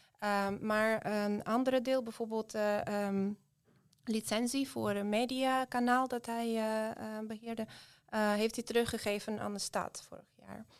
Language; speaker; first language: Dutch; non-native, fluent; Ukrainian